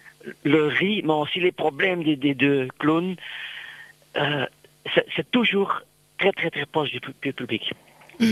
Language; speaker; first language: French; non-native, local second language; Dutch